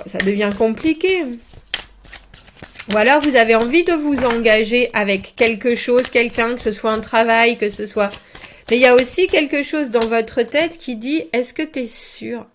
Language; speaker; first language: French; native; French